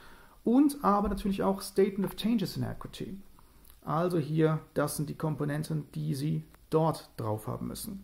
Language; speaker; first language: German; native; German